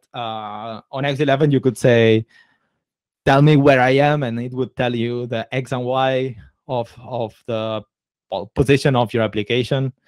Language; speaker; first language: English; non-native, fluent; Catalan